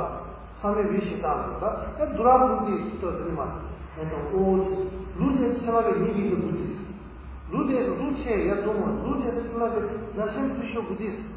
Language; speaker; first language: Russian; non-native, learner; Tibetan